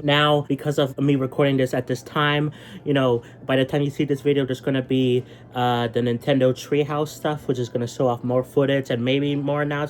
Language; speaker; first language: English; native; English